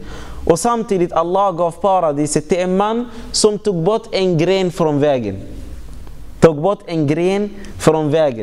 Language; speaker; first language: Swedish; non-native, fluent; Arabic